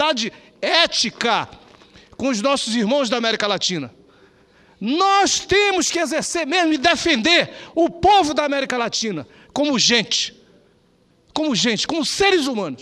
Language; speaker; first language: Portuguese; native; Portuguese